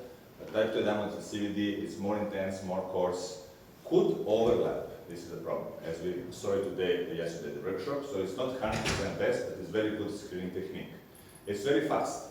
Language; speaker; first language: English; non-native, fluent; Serbian